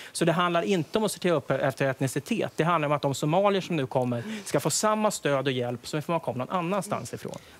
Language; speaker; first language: Swedish; native; Swedish